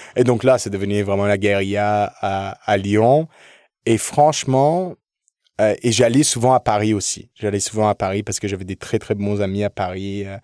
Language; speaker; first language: French; early bilingual, other home language; English